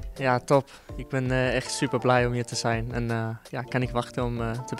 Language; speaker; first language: Dutch; non-native, fluent; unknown